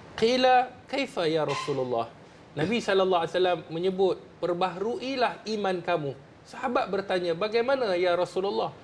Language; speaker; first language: Malay; native; Malay